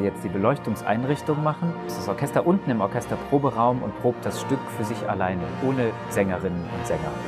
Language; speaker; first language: German; native; German